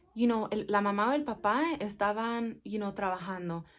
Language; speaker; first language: Spanish; early bilingual, heritage; Spanish